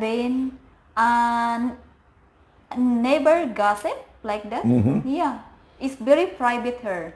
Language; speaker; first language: English; non-native, learner; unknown